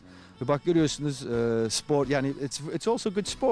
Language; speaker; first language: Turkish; non-native, fluent; English